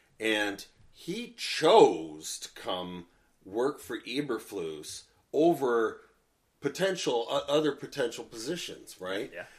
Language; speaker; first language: English; native; English